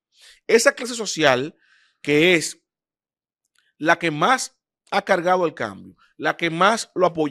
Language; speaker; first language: Spanish; native; Spanish